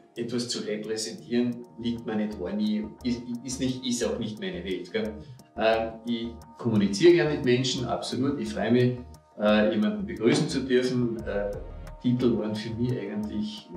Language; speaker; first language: German; native; German